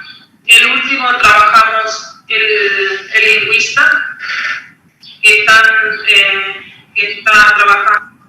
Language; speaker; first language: Spanish; non-native, local second language; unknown